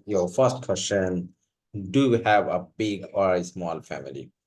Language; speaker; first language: English; non-native, fluent; Bangla